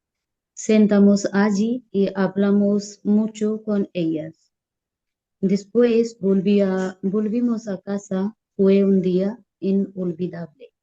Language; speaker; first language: Spanish; non-native, learner; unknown